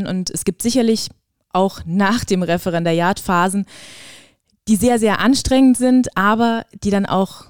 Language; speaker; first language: German; native; German